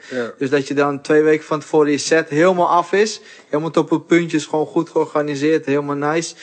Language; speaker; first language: Dutch; early bilingual, other home language; Portuguese